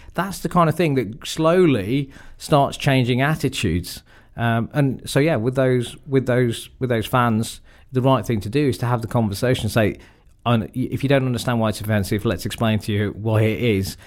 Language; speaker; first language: English; native; English